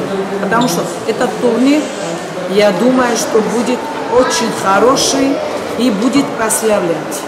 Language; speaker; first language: Russian; non-native, learner; Georgian